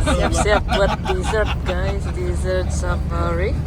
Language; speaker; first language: Indonesian; native; Indonesian